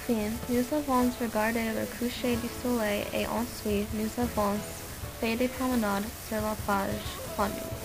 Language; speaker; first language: French; non-native, learner; English